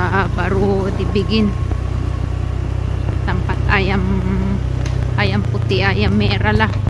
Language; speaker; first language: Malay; non-native, learner; Filipino